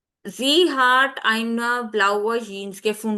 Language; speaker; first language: German; non-native, fluent; Hindi